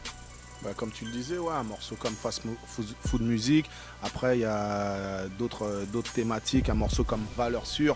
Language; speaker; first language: French; native; French